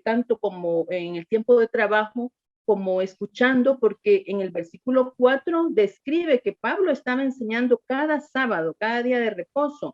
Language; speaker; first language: Spanish; native; Spanish